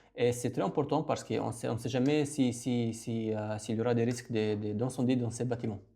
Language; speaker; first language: French; non-native, local second language; Arabic